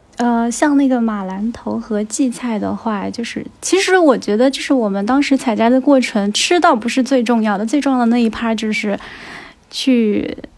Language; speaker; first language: Chinese; native; Chinese